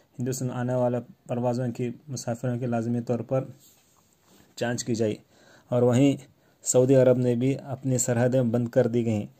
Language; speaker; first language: Urdu; native; Urdu